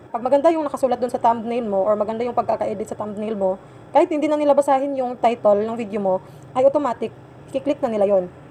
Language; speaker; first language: Filipino; non-native, local second language; Cebuano